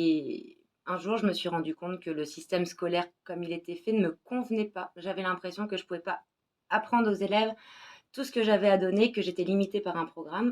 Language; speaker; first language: French; native; French